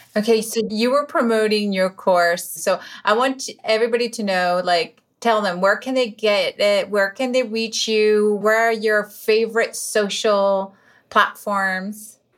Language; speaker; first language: English; non-native, fluent; Spanish